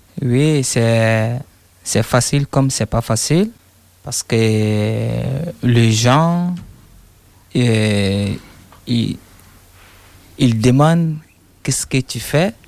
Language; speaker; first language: French; non-native, learner; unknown